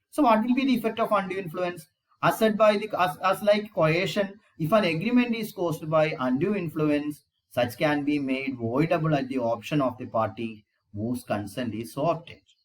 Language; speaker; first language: English; non-native, local second language; Malayalam